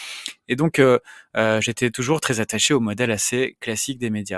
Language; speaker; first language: French; native; French